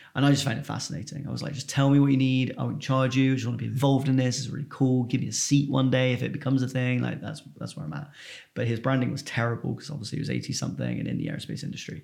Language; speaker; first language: English; native; English